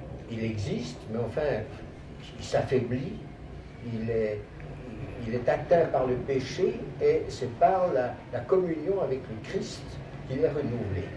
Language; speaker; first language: French; native; French